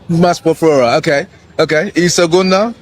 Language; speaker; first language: Portuguese; non-native, learner; English